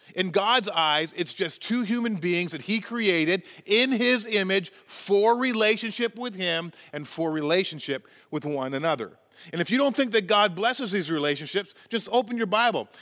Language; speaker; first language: English; native; English